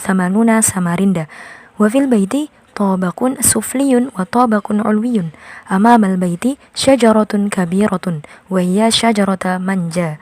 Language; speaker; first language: Arabic; non-native, learner; Indonesian